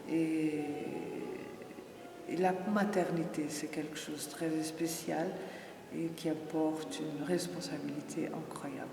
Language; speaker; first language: French; non-native, fluent; Portuguese